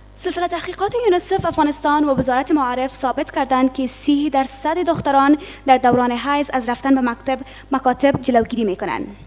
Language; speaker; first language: Persian; non-native, local second language; Pashto